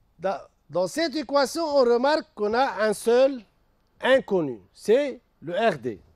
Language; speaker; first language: French; non-native, local second language; Arabic